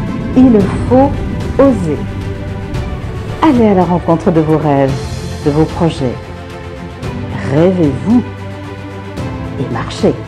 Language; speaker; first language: French; native; French